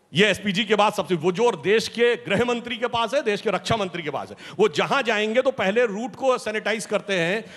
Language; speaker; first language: Hindi; native; Hindi